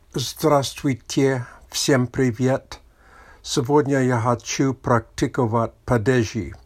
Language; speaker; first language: Russian; non-native, learner; English